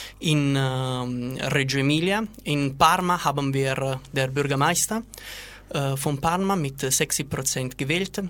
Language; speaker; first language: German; non-native, learner; Italian